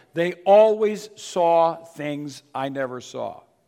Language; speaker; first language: English; native; English